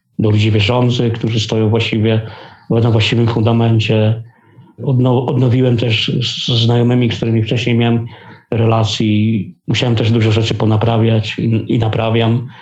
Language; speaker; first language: Polish; native; Polish